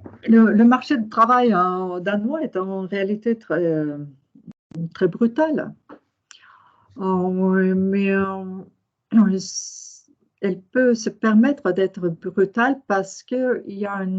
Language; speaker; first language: French; non-native, fluent; Norwegian